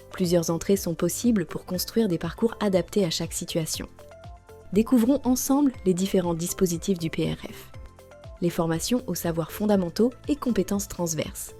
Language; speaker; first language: French; native; French